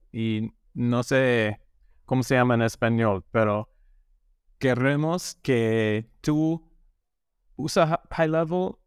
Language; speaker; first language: Spanish; non-native, learner; English